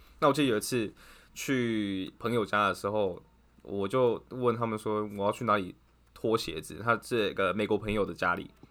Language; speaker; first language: Chinese; native; Chinese